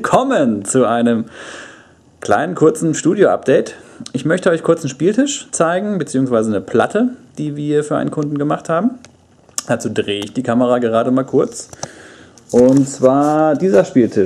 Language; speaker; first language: German; native; German